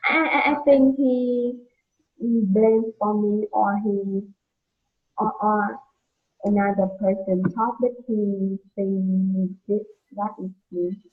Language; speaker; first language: English; non-native, learner; Vietnamese